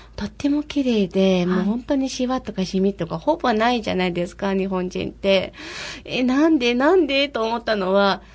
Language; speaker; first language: Japanese; non-native, fluent; Mongolian